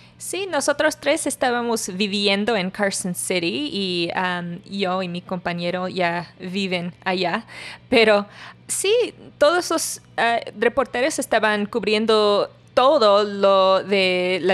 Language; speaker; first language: Spanish; non-native, learner; English